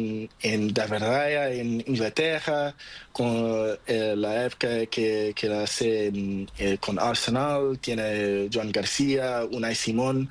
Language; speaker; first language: Spanish; non-native, learner; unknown